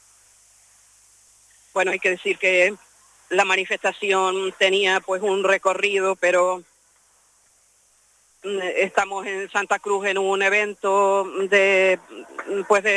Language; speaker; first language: Spanish; native; Spanish